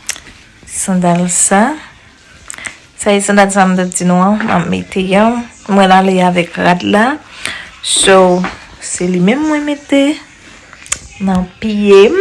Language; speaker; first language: French; non-native, learner; Haitian Creole